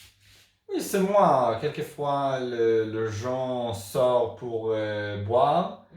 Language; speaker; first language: French; non-native, learner; Hebrew